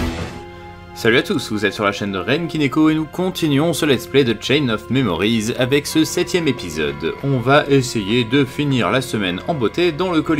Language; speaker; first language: French; native; French